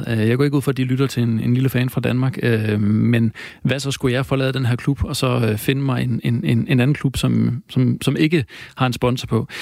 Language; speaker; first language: Danish; native; Danish